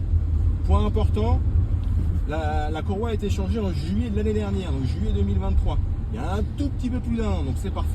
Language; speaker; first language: French; native; French